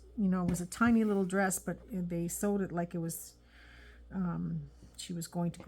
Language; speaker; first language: English; native; English